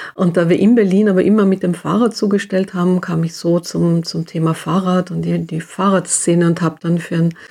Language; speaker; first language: German; native; German